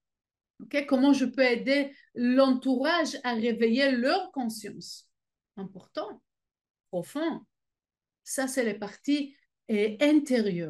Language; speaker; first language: French; non-native, fluent; Hebrew